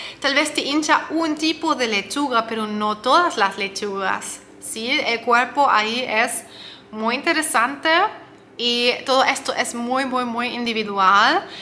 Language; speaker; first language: Spanish; non-native, fluent; German